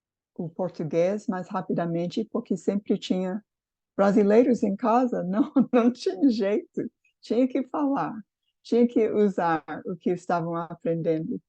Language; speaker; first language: Portuguese; non-native, fluent; English